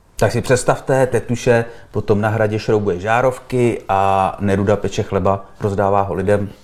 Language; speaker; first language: Czech; native; Czech